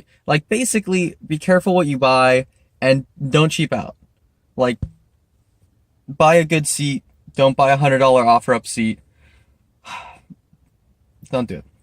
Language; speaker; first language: English; native; English